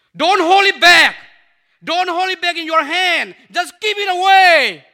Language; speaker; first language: English; non-native, fluent; Burmese